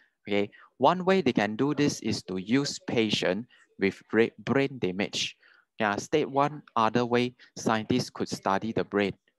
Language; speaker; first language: English; non-native, local second language; Chinese